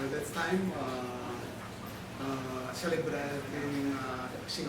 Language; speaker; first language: English; non-native, learner; Indonesian